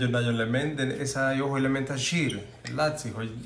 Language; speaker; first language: Hungarian; non-native, learner; Spanish